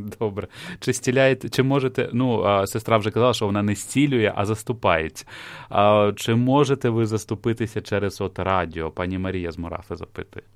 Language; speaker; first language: Ukrainian; native; Ukrainian